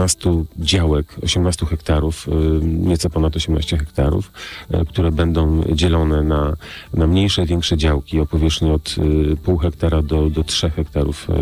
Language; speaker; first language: Polish; native; Polish